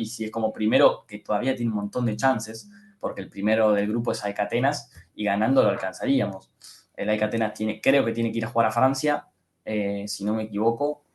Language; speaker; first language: Spanish; native; Spanish